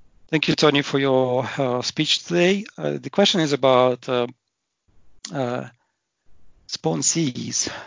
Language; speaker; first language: English; non-native, fluent; Russian